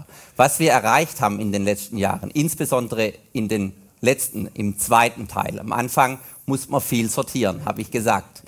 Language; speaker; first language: German; native; German